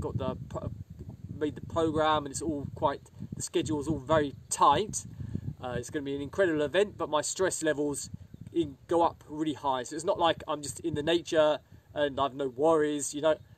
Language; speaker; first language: English; native; English